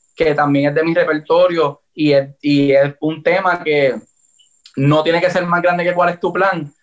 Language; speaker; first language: Spanish; native; Spanish